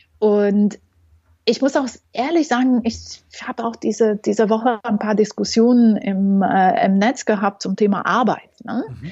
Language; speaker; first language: German; non-native, fluent; Romanian